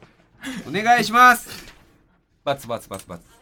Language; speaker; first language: Japanese; native; Japanese